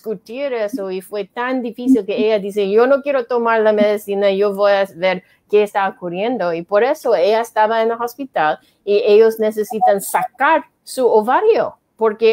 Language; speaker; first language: Spanish; non-native, learner; English